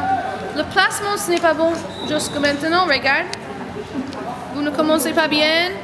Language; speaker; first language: French; non-native, learner; English